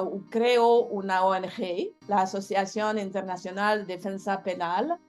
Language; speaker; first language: Spanish; non-native, learner; French